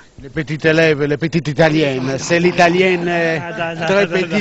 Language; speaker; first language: French; non-native, learner; Italian